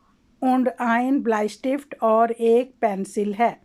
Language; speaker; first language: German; non-native, learner; Urdu